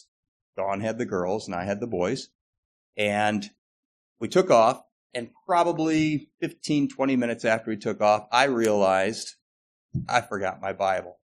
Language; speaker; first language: English; native; English